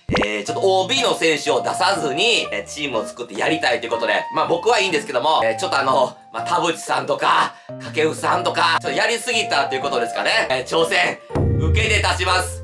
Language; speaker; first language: Japanese; native; Japanese